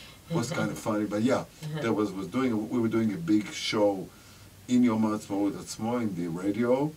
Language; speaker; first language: English; non-native, fluent; Hebrew